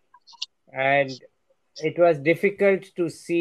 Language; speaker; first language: English; non-native, local second language; Hindi